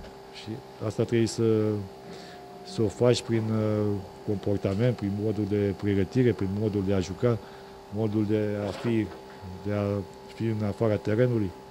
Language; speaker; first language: Romanian; native; Romanian